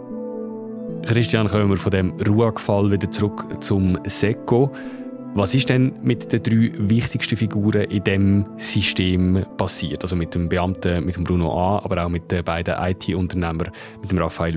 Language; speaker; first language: German; native; German